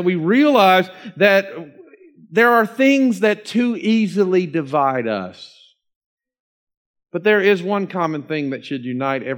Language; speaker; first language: English; native; English